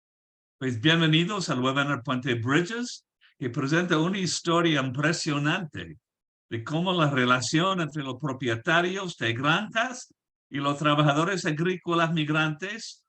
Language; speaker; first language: Spanish; non-native, fluent; English